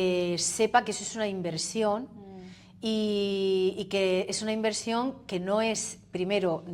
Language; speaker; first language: Spanish; native; Spanish